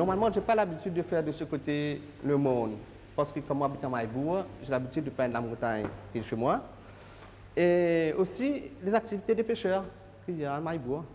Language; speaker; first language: French; non-native, local second language; Morisyen